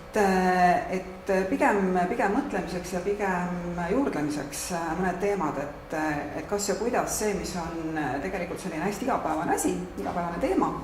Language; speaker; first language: Estonian; native; Estonian